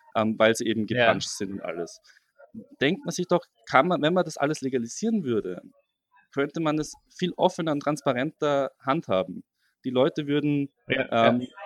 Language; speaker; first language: German; native; German